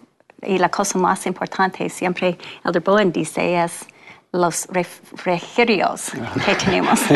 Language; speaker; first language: Spanish; non-native, fluent; English